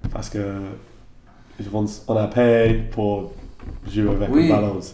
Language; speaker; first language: French; non-native, learner; English